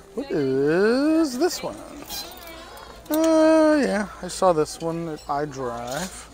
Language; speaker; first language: English; native; English